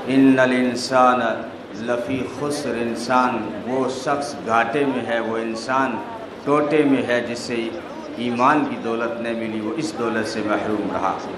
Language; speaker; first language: Urdu; non-native, local second language; Gujarati